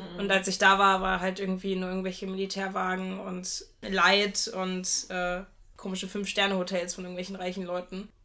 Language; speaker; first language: German; native; German